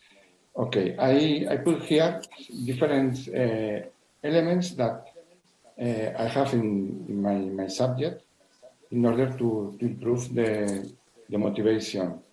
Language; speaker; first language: English; non-native, learner; Spanish